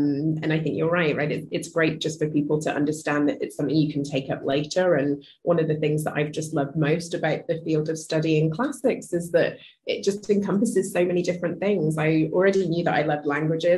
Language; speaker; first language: English; native; English